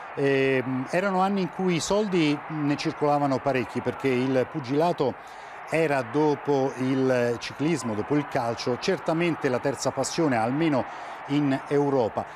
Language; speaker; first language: Italian; native; Italian